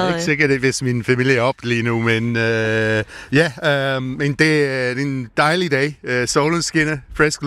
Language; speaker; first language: Danish; non-native, fluent; English